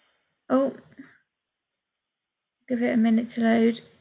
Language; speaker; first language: English; native; English